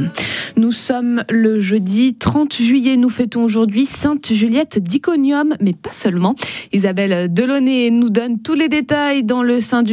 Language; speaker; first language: French; native; French